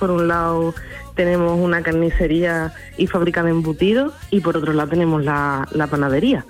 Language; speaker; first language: Spanish; native; Spanish